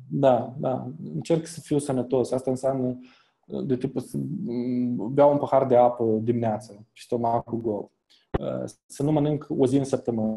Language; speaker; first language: Romanian; native; Romanian